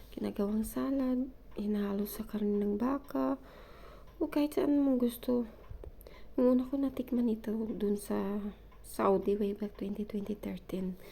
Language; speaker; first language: Filipino; non-native, local second language; Cebuano